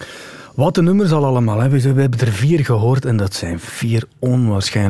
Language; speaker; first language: Dutch; native; Dutch